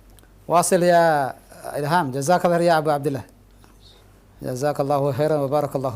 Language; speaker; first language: Arabic; non-native, fluent; Indonesian